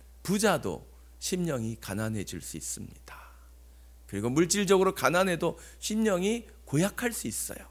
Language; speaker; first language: Korean; native; Korean